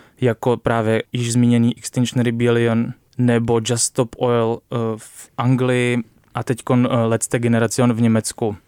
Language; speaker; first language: Czech; native; Czech